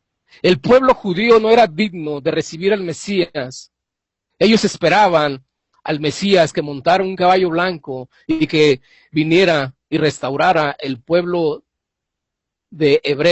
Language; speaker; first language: Spanish; native; Spanish